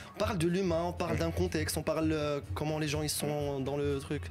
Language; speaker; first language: French; native; French